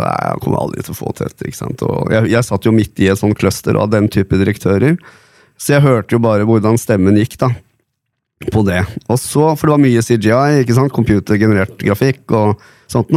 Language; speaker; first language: Norwegian; native; Norwegian